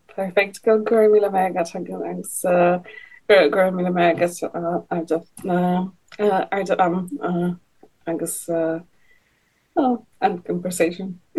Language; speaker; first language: Irish; non-native, learner; Polish